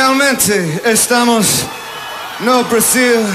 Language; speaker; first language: Portuguese; non-native, learner; English